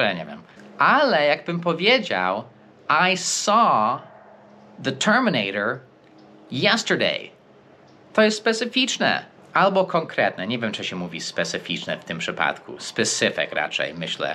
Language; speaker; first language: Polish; non-native, fluent; English